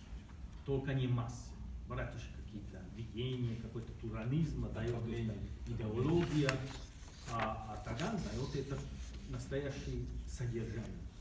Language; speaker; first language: Russian; non-native, learner; Hungarian